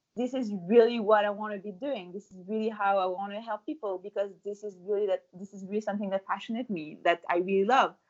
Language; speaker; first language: English; non-native, fluent; French